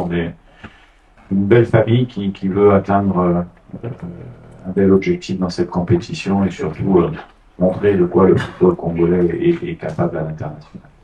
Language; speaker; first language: French; non-native, fluent; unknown